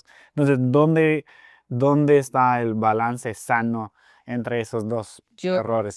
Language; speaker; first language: Spanish; non-native, fluent; English